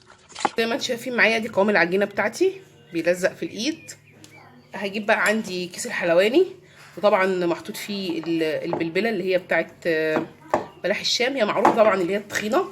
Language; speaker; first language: Arabic; native; Arabic